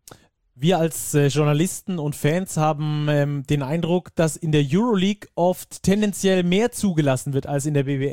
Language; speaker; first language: German; native; German